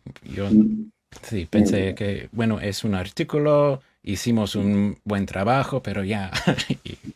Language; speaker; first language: Spanish; non-native, fluent; English